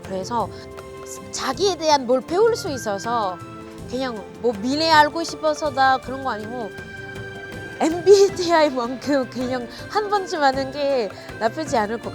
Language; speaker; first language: Korean; non-native, fluent; French